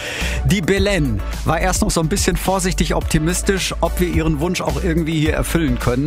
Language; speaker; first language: German; native; German